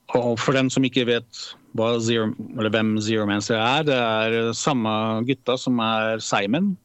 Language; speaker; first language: Norwegian; early bilingual, other home language; Polish